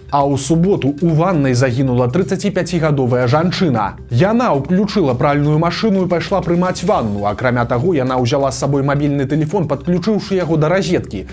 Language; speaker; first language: Belarusian; native; Belarusian